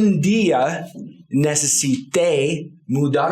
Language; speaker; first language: Spanish; non-native, fluent; English